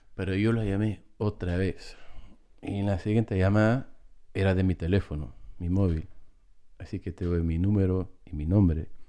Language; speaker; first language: Spanish; early bilingual, heritage; Spanish